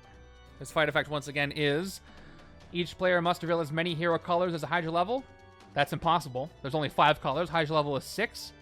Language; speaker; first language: English; native; English